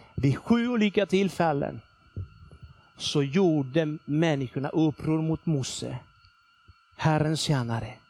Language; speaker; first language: Swedish; non-native, fluent; Spanish